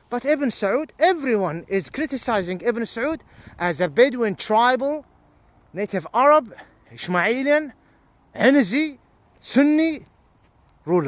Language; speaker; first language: English; non-native, fluent; Arabic